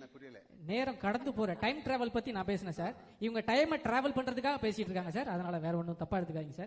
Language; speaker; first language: Tamil; native; Tamil